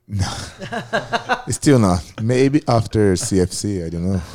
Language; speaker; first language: English; non-native, learner; Portuguese